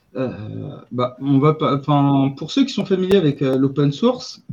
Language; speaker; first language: French; native; French